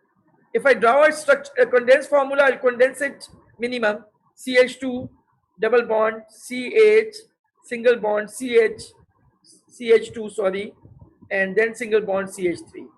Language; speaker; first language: English; non-native, local second language; Urdu